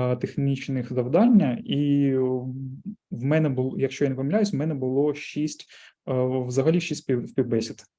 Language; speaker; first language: Ukrainian; non-native, local second language; Russian